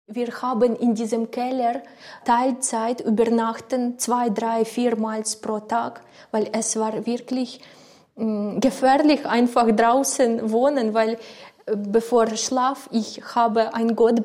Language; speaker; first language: German; non-native, learner; Ukrainian